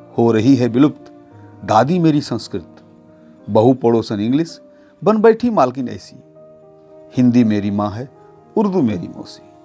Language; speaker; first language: Hindi; native; Hindi